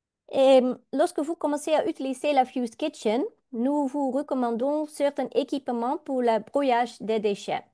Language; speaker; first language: French; non-native, learner; Dutch